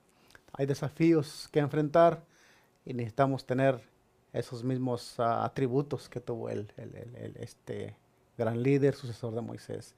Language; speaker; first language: Spanish; native; Spanish